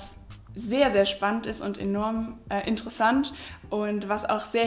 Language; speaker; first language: German; native; German